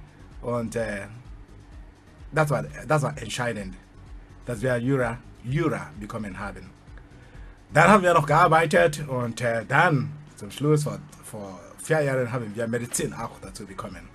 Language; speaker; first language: German; non-native, fluent; Igbo